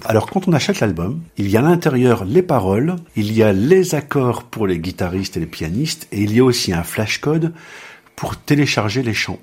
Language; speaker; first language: French; native; French